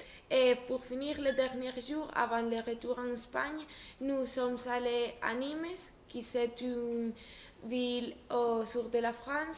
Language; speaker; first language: French; non-native, learner; Spanish